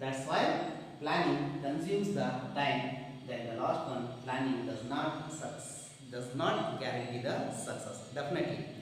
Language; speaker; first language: English; non-native, local second language; Kannada